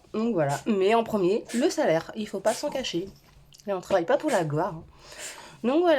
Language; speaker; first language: French; native; French